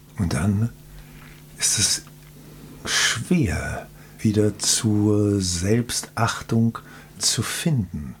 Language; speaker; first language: German; native; German